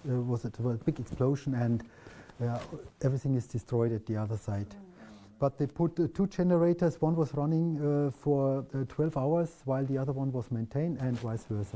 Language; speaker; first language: English; non-native, fluent; German